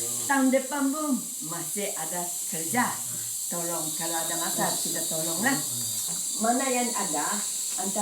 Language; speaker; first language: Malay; non-native, fluent; Japanese